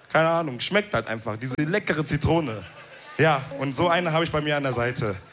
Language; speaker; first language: German; early bilingual, other home language; Wolof